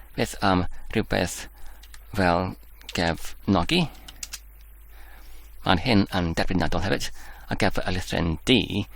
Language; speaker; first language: Welsh; non-native, learner; Dutch